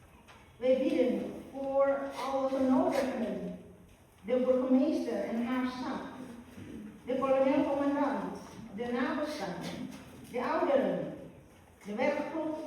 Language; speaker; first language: Dutch; early bilingual, other home language; Malay